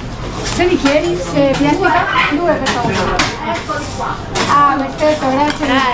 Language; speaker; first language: Italian; non-native, learner; Spanish